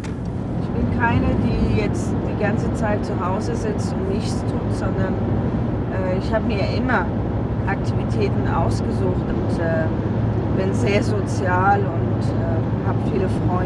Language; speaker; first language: German; non-native, fluent; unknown